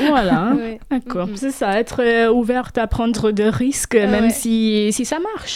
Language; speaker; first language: French; non-native, fluent; Italian